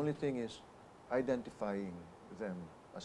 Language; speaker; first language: English; non-native, local second language; Filipino